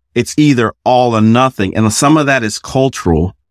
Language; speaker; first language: English; native; English